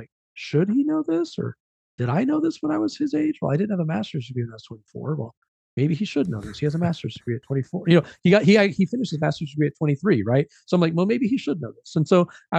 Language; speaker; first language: English; native; English